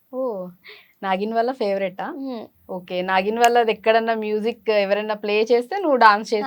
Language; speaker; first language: Telugu; native; Telugu